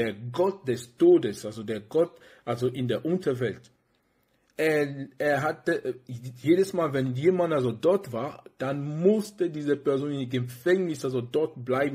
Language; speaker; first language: German; non-native, fluent; French